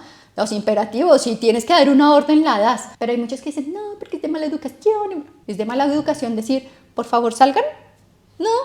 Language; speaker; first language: Spanish; native; Spanish